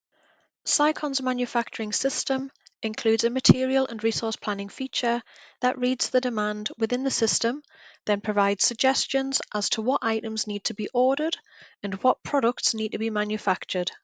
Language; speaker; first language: English; native; English